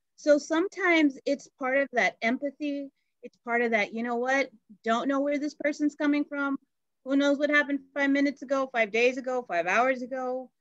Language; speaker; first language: English; native; English